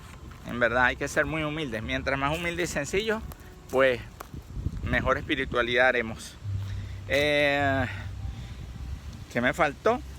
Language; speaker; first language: Spanish; native; Spanish